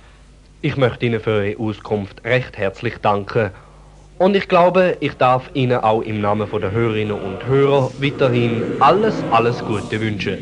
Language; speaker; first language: German; native; German